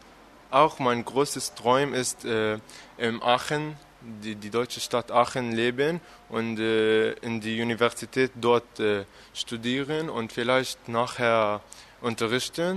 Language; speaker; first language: German; non-native, learner; Arabic